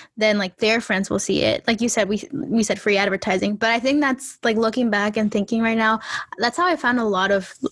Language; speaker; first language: English; early bilingual, other home language; Spanish